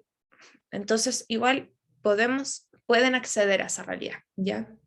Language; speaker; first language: Spanish; native; Spanish